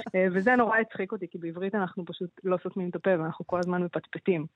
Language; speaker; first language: Hebrew; native; Hebrew